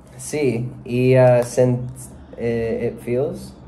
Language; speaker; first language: Spanish; non-native, learner; English